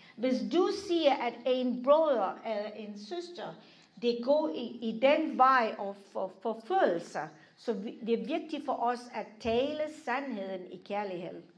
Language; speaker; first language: Danish; non-native, fluent; English